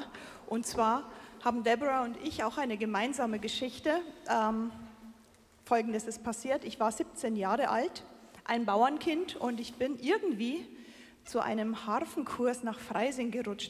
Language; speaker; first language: German; native; German